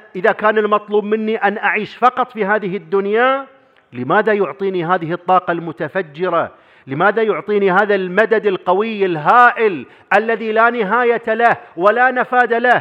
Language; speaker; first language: Arabic; native; Arabic